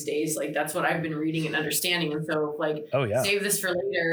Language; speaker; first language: English; early bilingual, other home language; Greek